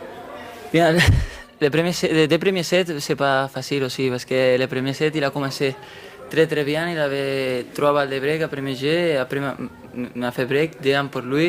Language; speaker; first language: French; non-native, fluent; Spanish